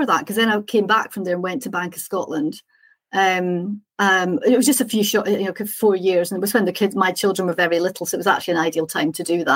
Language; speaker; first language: English; native; English